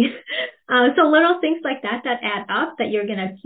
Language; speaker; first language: English; non-native, local second language; Filipino